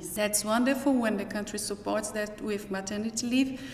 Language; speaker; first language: English; non-native, fluent; Portuguese